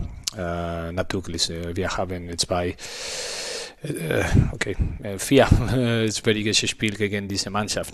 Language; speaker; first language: German; non-native, learner; Spanish